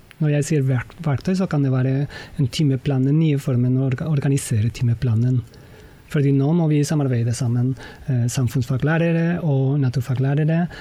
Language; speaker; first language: Norwegian; non-native, fluent; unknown